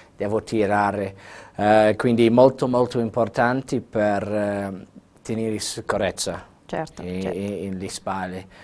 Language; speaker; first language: Italian; non-native, fluent; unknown